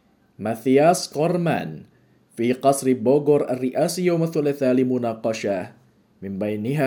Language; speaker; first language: Arabic; non-native, fluent; Indonesian